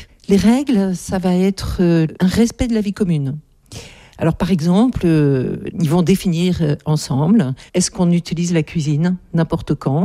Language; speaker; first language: French; native; French